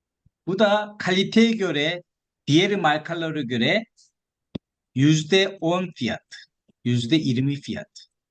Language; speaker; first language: Turkish; non-native, fluent; Korean